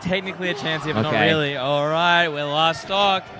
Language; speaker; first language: English; native; English